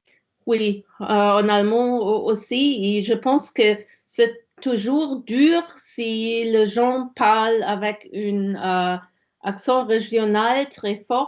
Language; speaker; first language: French; non-native, learner; German